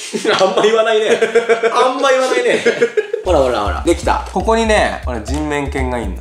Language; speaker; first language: Japanese; native; Japanese